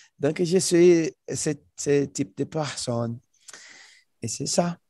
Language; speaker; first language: French; non-native, learner; Portuguese